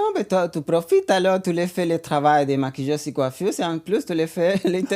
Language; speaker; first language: French; non-native, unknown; Spanish